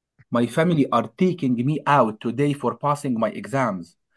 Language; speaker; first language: English; non-native, fluent; Arabic